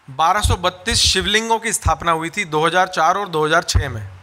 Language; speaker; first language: Hindi; native; Hindi